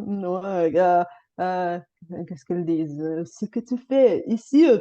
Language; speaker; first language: French; non-native, fluent; Bulgarian